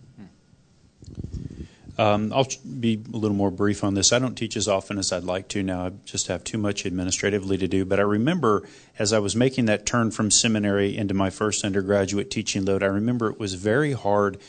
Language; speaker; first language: English; non-native, fluent; Korean